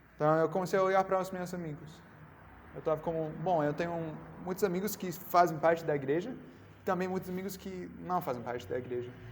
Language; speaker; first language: Portuguese; non-native, learner; English